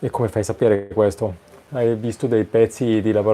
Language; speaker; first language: Italian; non-native, fluent; German